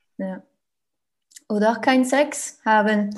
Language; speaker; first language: German; non-native, learner; French